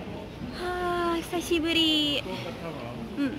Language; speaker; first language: Japanese; non-native, learner; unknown